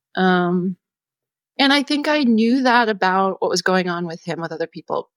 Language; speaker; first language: English; native; English